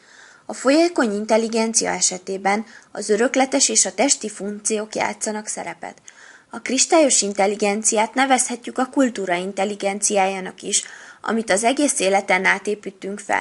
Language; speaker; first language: Hungarian; native; Hungarian